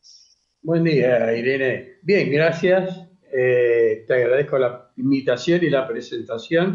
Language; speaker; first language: Spanish; native; Spanish